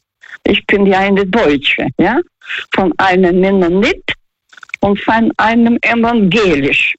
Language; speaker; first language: German; non-native, fluent; Russian